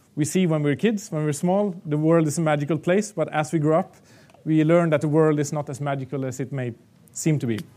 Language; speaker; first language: English; non-native, fluent; Swedish